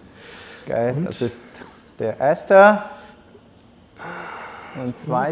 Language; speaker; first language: German; non-native, learner; Chinese